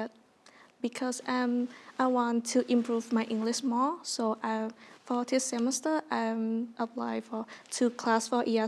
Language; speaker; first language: English; non-native, learner; Vietnamese